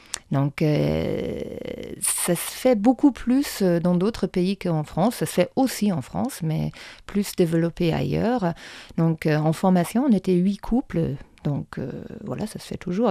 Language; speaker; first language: French; non-native, fluent; German